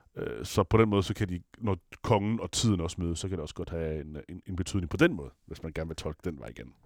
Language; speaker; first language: Danish; non-native, fluent; Italian